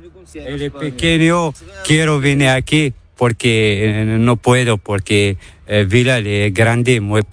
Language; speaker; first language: Spanish; non-native, learner; Arabic